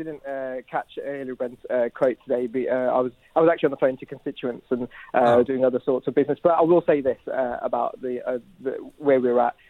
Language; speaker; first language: English; native; English